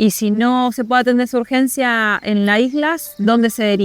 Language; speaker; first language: Spanish; native; Spanish